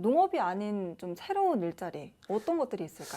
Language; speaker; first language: Korean; native; Korean